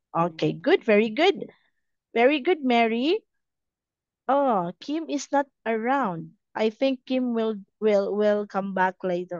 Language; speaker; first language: English; non-native, fluent; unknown